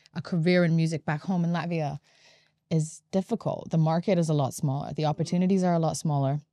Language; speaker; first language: English; non-native, fluent; Latvian